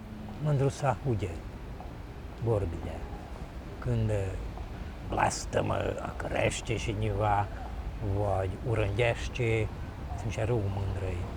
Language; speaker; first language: Romanian; early bilingual, heritage; Romanian